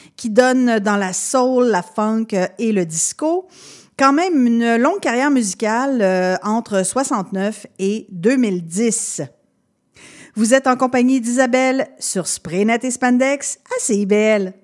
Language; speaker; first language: French; native; French